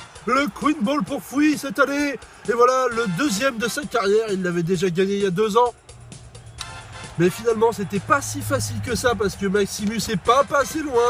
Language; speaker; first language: French; native; French